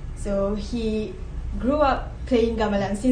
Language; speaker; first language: English; non-native, local second language; Malay